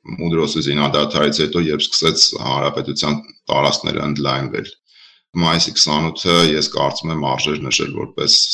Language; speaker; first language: Armenian; native; Armenian